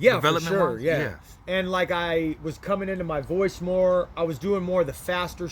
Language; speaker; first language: English; native; English